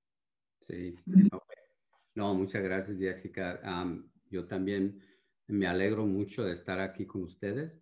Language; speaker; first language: Spanish; early bilingual, heritage; Spanish